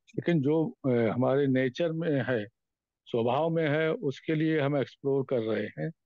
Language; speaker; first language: Hindi; native; Hindi